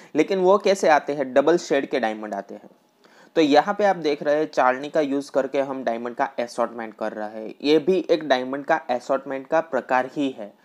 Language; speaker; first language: Hindi; non-native, local second language; Gujarati